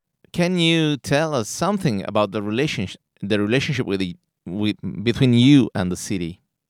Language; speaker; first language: English; non-native, fluent; Italian